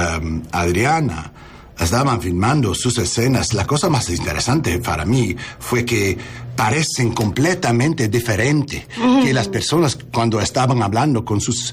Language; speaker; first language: Spanish; non-native, learner; English